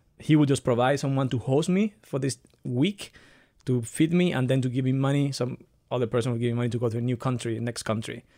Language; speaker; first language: English; non-native, fluent; Spanish